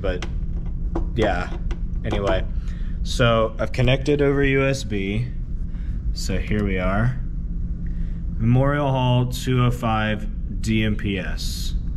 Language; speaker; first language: English; native; English